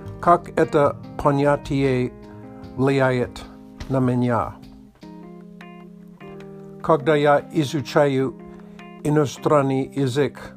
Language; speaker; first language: Russian; non-native, learner; English